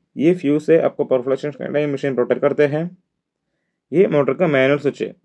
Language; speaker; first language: Hindi; non-native, local second language; Malayalam